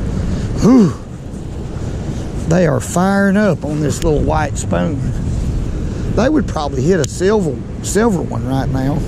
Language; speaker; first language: English; native; English